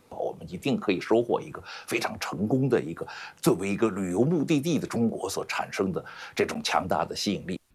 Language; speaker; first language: Chinese; native; Chinese